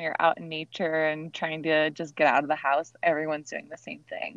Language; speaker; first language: English; native; English